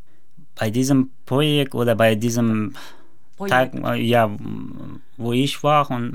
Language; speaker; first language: German; non-native, learner; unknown